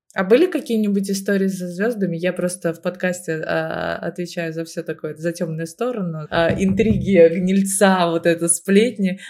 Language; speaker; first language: Russian; native; Russian